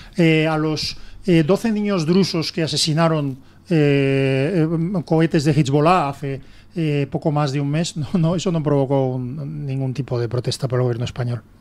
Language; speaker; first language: Spanish; native; Spanish